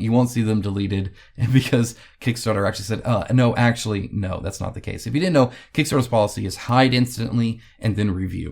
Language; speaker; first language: English; native; English